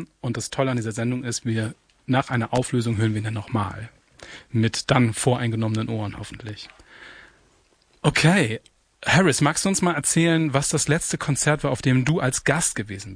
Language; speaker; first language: German; native; German